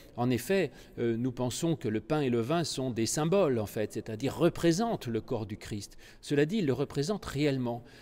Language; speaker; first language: French; native; French